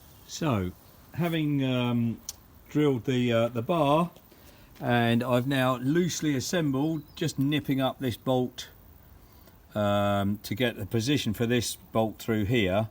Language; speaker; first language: English; native; English